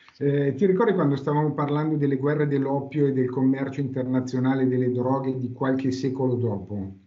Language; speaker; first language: Italian; native; Italian